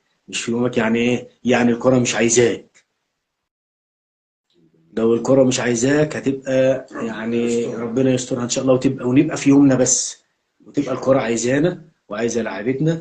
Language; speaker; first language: Arabic; native; Arabic